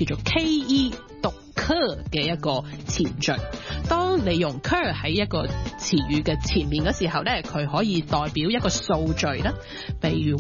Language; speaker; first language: Cantonese; early bilingual, heritage; Cantonese